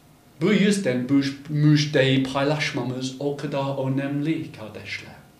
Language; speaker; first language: Turkish; non-native, fluent; English